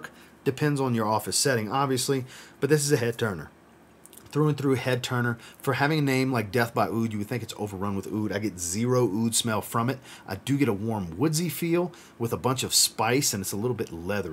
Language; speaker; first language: English; native; English